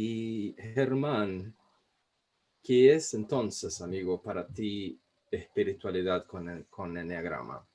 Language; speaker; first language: Spanish; non-native, fluent; Portuguese